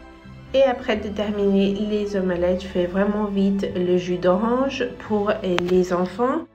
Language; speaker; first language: French; non-native, fluent; Spanish